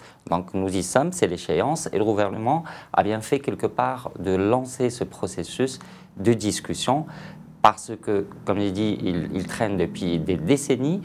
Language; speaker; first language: French; non-native, local second language; Arabic